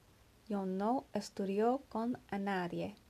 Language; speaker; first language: Spanish; non-native, learner; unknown